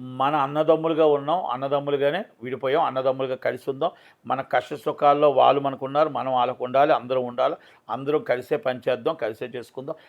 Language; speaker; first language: Telugu; native; Telugu